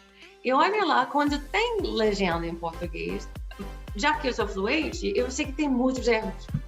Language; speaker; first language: Portuguese; non-native, fluent; English